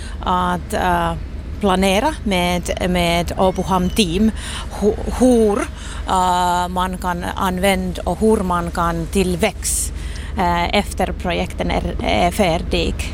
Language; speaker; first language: Swedish; non-native, local second language; Finnish